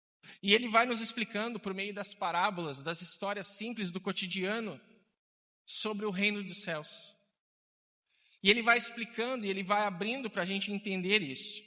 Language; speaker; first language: Portuguese; native; Portuguese